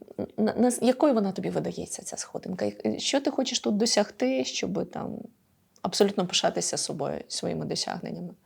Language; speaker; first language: Ukrainian; native; Ukrainian